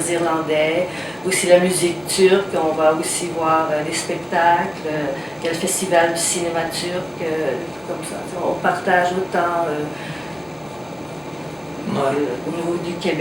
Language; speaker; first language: French; native; French